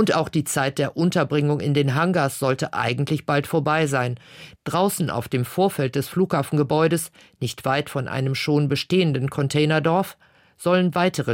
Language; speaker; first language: German; native; German